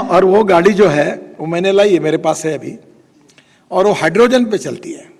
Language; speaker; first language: Hindi; non-native, local second language; Marathi